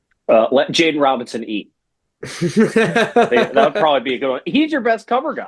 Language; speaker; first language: English; native; English